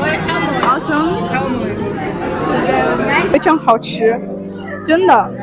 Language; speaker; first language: Chinese; non-native, learner; Arabic